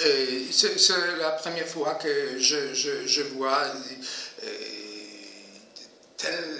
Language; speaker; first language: French; non-native, fluent; Polish